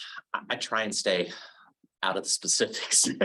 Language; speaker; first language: English; native; English